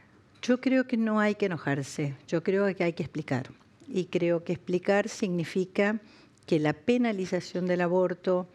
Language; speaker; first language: Spanish; native; Spanish